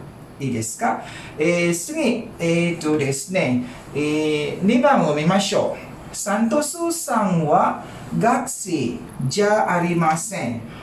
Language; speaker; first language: Japanese; non-native, fluent; Malay